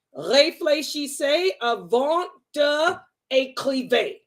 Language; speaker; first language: French; non-native, learner; English